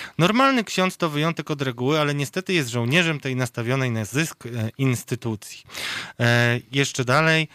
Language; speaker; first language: Polish; native; Polish